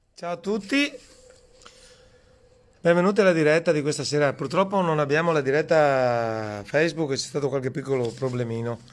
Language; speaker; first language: Italian; native; Italian